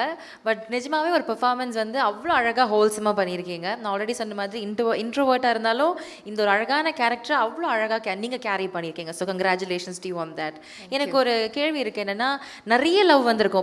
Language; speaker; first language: Tamil; native; Tamil